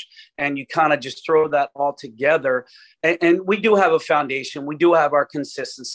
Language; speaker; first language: English; native; English